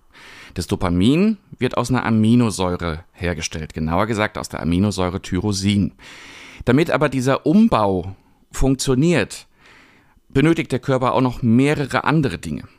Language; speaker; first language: German; native; German